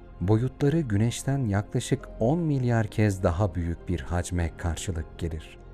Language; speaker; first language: Turkish; native; Turkish